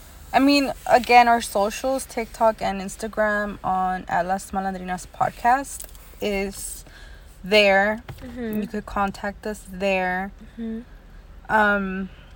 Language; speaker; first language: English; early bilingual, other home language; Spanish